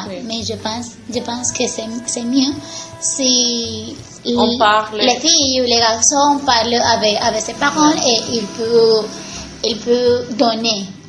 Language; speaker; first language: French; non-native, learner; Spanish